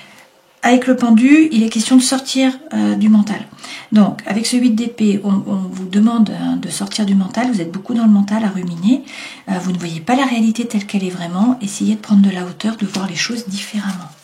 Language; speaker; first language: French; native; French